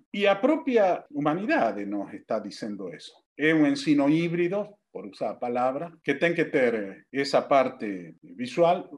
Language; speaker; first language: Spanish; native; Spanish